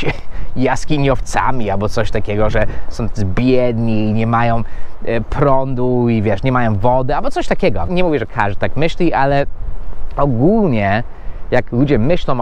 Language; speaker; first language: Polish; non-native, fluent; English